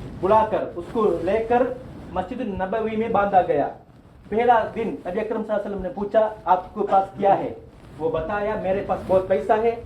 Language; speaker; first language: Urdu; non-native, local second language; Tamil